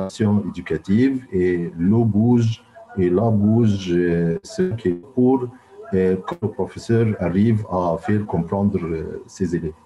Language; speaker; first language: French; non-native, fluent; Arabic